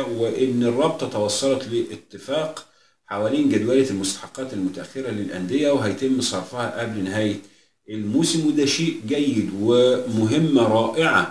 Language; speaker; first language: Arabic; native; Arabic